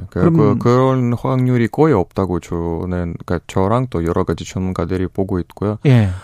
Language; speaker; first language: Korean; non-native, fluent; Russian